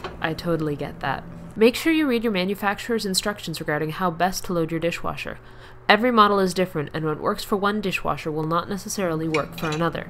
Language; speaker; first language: English; native; English